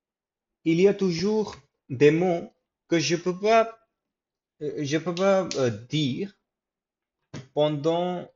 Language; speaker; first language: French; non-native, fluent; English